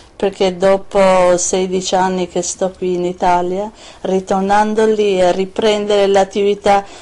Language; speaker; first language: Italian; non-native, fluent; Albanian